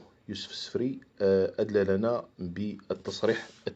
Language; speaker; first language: Arabic; native; Arabic